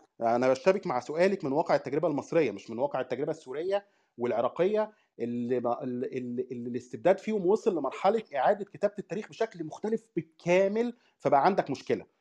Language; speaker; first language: Arabic; native; Arabic